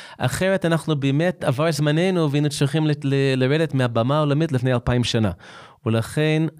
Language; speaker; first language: Hebrew; non-native, fluent; English